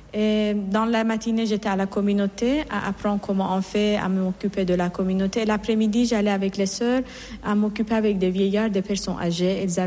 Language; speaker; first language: French; non-native, fluent; Persian